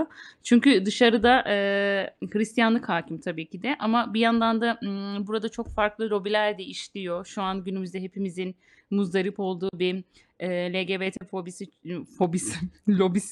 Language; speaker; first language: Turkish; native; Turkish